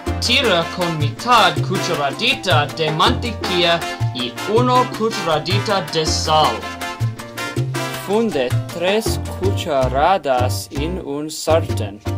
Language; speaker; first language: Spanish; non-native, learner; English